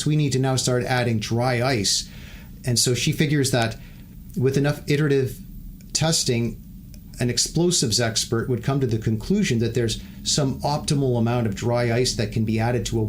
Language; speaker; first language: English; native; English